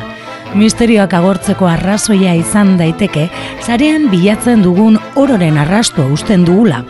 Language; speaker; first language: Basque; native; Basque